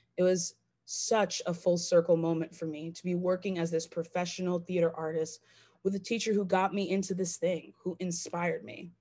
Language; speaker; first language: English; native; English